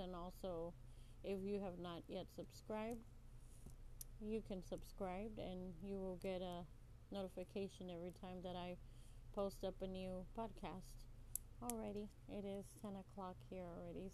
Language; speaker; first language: English; native; English